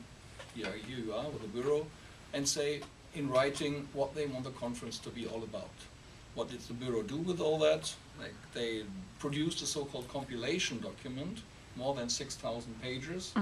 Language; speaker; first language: English; non-native, fluent; German